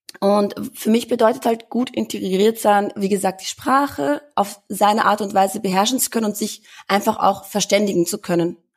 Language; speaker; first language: German; early bilingual, other home language; Albanian